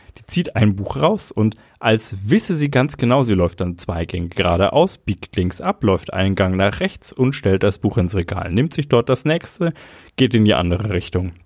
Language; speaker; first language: German; native; German